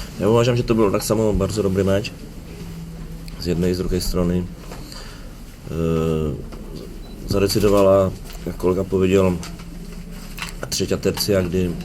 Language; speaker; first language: Polish; non-native, learner; Czech